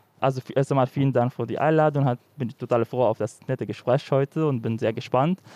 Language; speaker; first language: German; non-native, fluent; Arabic